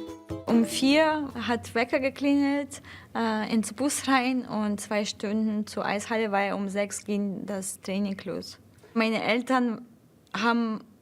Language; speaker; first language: German; non-native, fluent; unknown